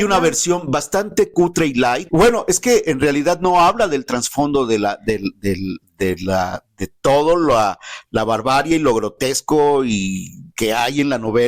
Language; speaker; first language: Spanish; native; Spanish